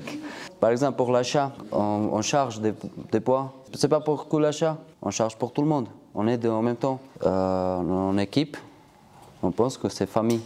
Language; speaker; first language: French; non-native, learner; Georgian